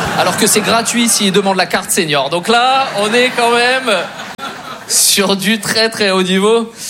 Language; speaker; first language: French; native; French